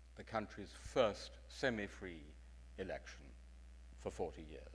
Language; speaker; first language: English; native; English